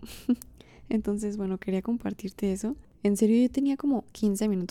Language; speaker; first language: Spanish; native; Spanish